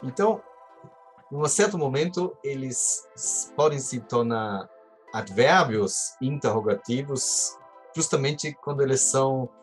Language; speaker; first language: Portuguese; non-native, fluent; German